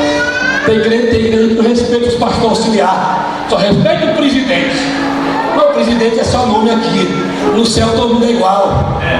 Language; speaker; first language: Portuguese; native; Portuguese